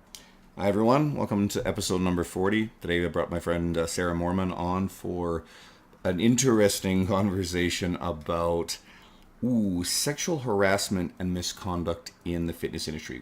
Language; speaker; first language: English; native; English